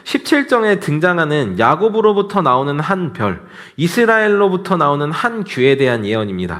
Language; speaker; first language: Korean; native; Korean